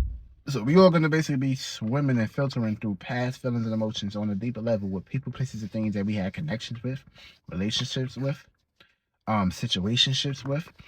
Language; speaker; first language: English; native; English